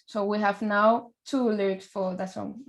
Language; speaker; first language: English; non-native, learner; Spanish